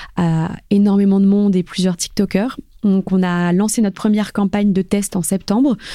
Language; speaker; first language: French; native; French